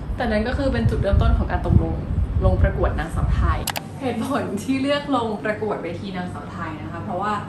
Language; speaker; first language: Thai; native; Thai